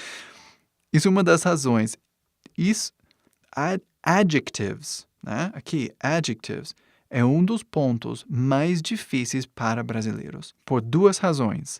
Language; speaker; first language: Portuguese; non-native, fluent; English